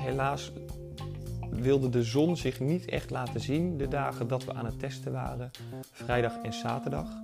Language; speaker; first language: Dutch; native; Dutch